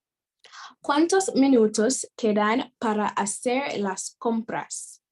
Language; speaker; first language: Spanish; non-native, fluent; English